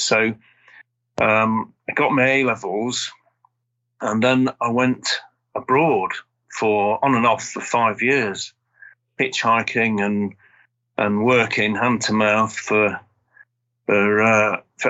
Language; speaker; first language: English; native; English